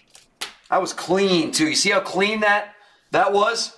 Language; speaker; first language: English; native; English